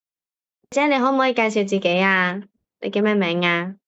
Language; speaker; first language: Cantonese; native; Cantonese